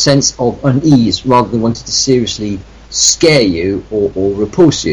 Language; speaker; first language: English; native; English